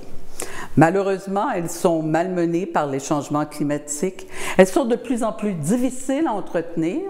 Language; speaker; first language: French; native; French